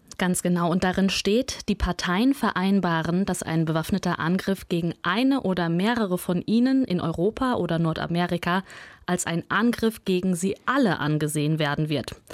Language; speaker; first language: German; early bilingual, other home language; Russian